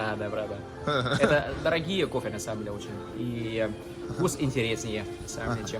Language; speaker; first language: Russian; non-native, learner; Vietnamese